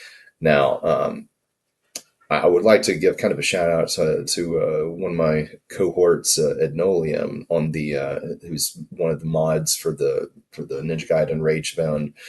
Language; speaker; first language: English; native; English